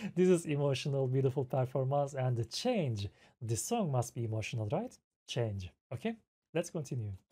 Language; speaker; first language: English; non-native, fluent; Turkish